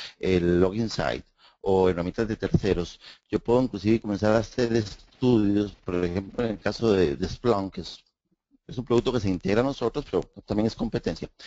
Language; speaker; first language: Spanish; native; Spanish